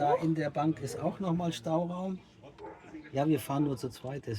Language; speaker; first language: German; native; German